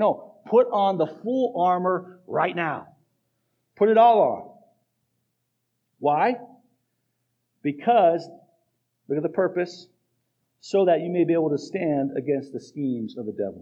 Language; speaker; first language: English; native; English